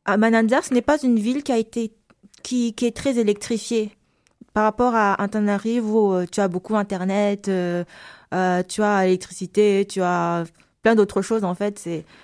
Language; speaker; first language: French; non-native, local second language; Malagasy